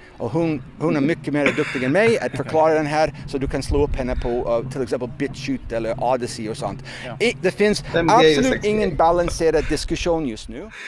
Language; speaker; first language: Swedish; non-native, fluent; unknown